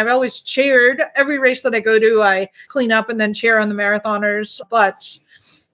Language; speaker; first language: English; native; English